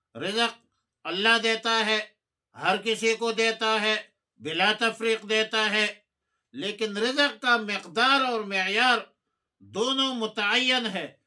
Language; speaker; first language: Urdu; non-native, local second language; Pashto